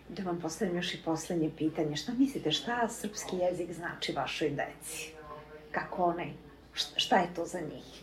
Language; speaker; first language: Serbian; native; Serbian